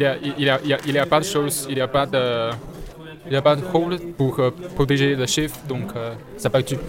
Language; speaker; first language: French; non-native, learner; Chinese